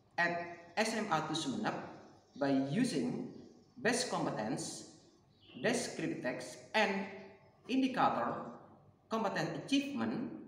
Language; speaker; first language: English; non-native, learner; Indonesian